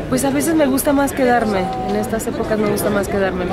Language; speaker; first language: Spanish; native; Spanish